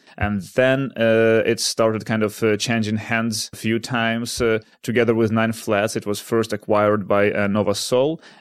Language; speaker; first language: English; non-native, fluent; Ukrainian